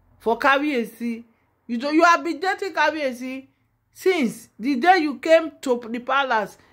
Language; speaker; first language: Nigerian Pidgin; non-native, local second language; Yoruba